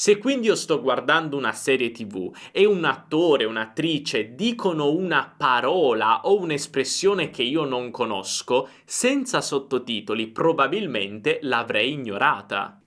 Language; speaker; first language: Italian; native; Italian